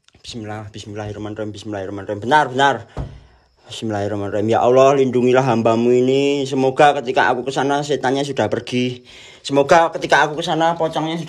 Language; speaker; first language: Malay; non-native, local second language; Javanese